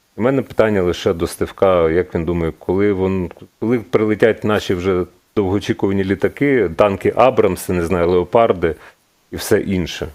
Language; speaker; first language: Ukrainian; native; Ukrainian